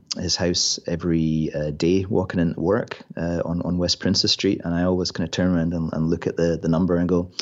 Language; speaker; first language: English; native; English